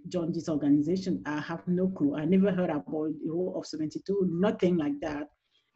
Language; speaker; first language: English; non-native, local second language; French